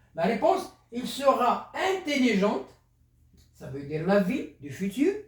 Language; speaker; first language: French; non-native, local second language; Arabic